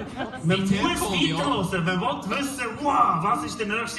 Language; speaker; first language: German; native; German